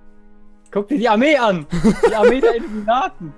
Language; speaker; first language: German; native; German